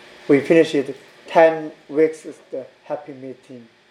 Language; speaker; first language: English; non-native, learner; Korean